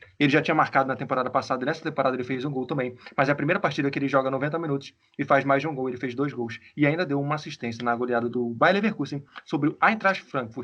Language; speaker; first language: Portuguese; native; Portuguese